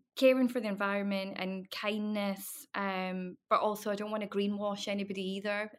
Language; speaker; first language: English; native; English